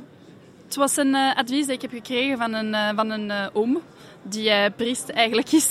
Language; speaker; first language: Dutch; non-native, fluent; French